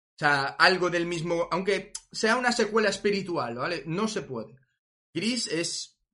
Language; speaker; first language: Spanish; native; Spanish